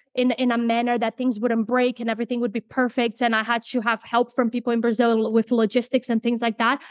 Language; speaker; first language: English; non-native, fluent; Portuguese